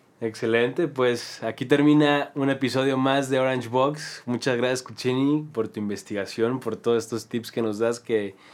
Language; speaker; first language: Spanish; native; Spanish